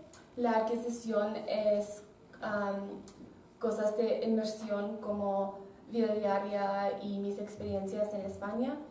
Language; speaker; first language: Spanish; non-native, learner; English